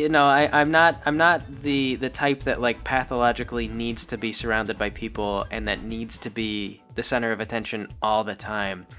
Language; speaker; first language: English; native; English